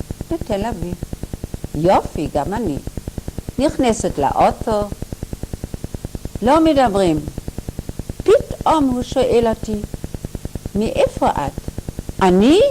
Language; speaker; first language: Hebrew; non-native, fluent; German